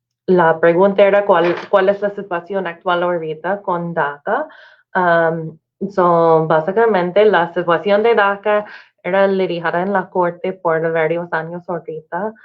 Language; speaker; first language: Spanish; non-native, learner; English